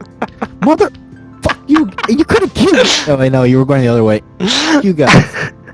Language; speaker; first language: English; native; English